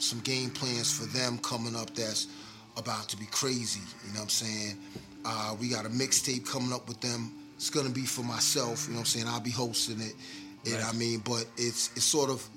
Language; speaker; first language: English; native; English